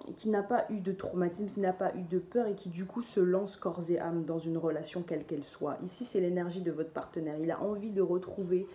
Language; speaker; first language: French; native; French